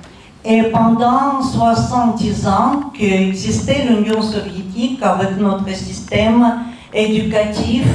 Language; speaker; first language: French; non-native, fluent; Russian